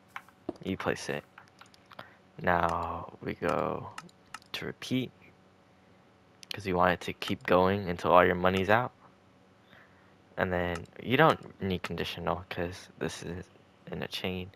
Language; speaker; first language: English; native; English